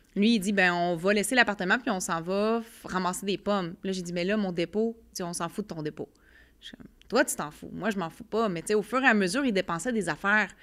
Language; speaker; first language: French; native; French